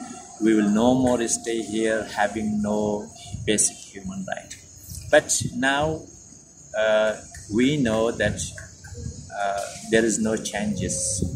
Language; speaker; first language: English; non-native, fluent; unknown